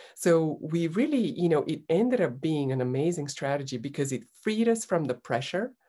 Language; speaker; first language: English; non-native, fluent; Bulgarian